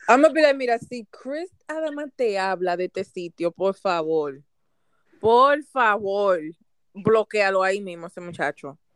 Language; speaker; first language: Spanish; early bilingual, heritage; Spanish